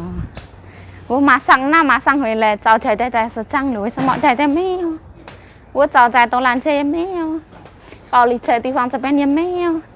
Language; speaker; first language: Chinese; non-native, learner; Javanese